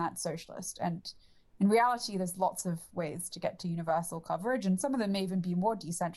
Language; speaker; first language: English; native; English